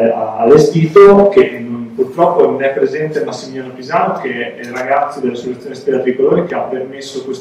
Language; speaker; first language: Italian; native; Italian